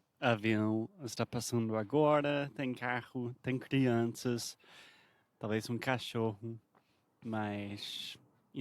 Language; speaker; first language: Portuguese; non-native, fluent; English